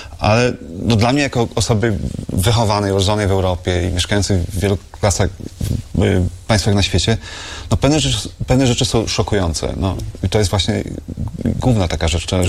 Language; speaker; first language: Polish; native; Polish